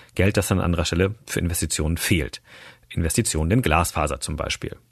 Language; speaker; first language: German; native; German